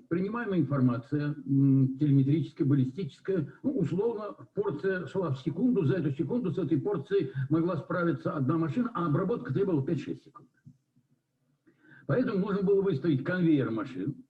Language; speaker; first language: Russian; native; Russian